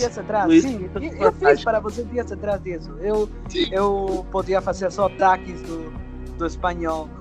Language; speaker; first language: Portuguese; non-native, fluent; Spanish